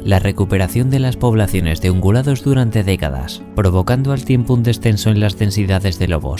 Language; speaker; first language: Spanish; native; Spanish